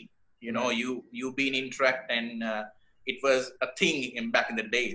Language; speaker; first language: English; non-native, local second language; Sinhala